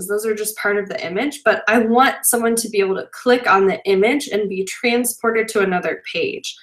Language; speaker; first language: English; native; English